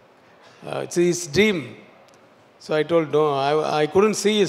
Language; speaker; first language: Telugu; non-native, learner; Tamil